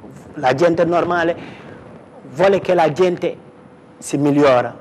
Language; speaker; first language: Italian; non-native, fluent; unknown